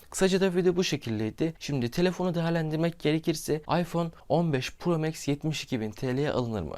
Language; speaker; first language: Turkish; native; Turkish